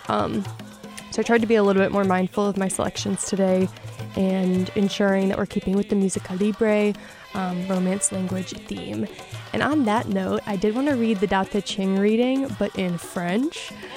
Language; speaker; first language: English; native; English